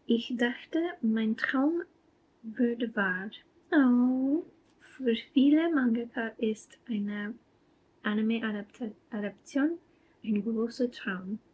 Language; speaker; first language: German; non-native, learner; English